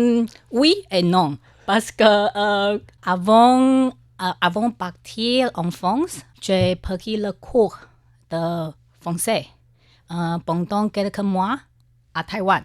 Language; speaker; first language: French; non-native, learner; Chinese